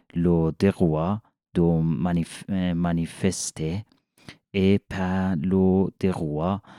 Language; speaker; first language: French; non-native, learner; Persian